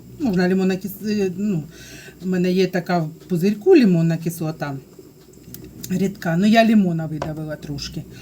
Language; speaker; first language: Ukrainian; non-native, local second language; Russian